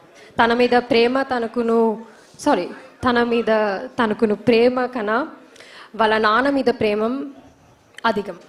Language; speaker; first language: Telugu; non-native, learner; Malayalam